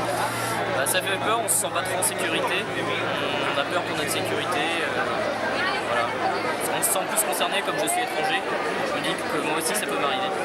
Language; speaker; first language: French; native; French